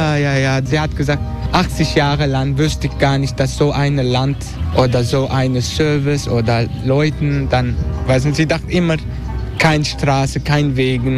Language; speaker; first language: German; non-native, fluent; Turkish